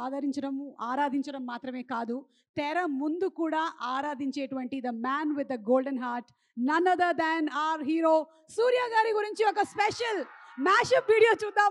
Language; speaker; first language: Telugu; native; Telugu